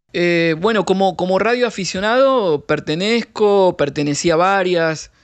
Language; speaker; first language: Spanish; native; Spanish